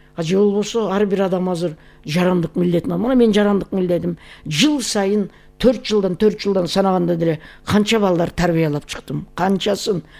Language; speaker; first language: Kyrgyz; native; Kyrgyz